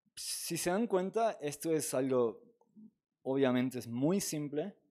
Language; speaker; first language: Spanish; native; Spanish